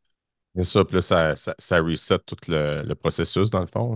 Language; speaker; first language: French; native; French